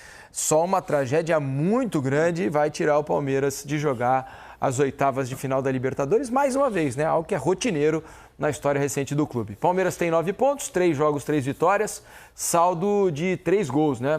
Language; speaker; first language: Portuguese; native; Portuguese